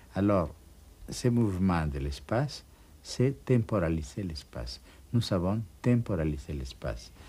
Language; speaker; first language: French; non-native, fluent; Spanish